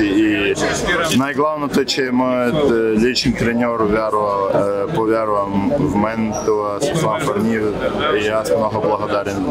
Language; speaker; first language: Bulgarian; non-native, learner; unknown